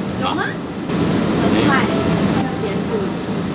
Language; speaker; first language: Chinese; native; Chinese